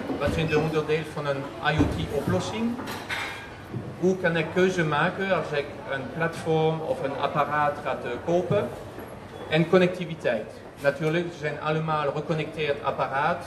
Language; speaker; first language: Dutch; non-native, fluent; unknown